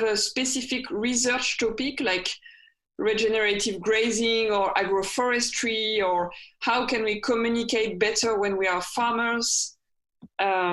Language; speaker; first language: English; non-native, fluent; French